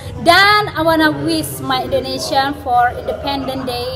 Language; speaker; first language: English; non-native, learner; Indonesian